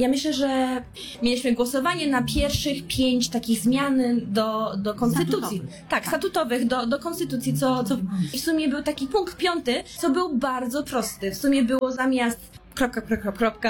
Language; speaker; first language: Polish; early bilingual, heritage; Polish